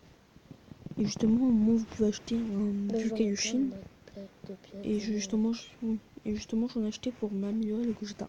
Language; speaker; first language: French; native; French